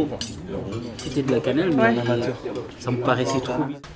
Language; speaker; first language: French; non-native, fluent; Spanish